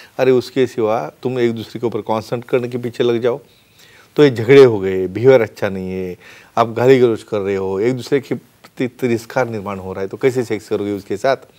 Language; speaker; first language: Hindi; non-native, local second language; Marathi